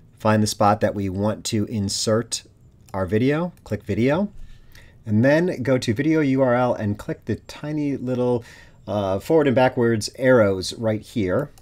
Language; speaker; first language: English; native; English